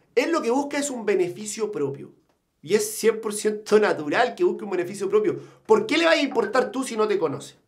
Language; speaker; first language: Spanish; native; Spanish